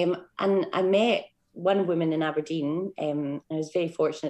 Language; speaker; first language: English; native; English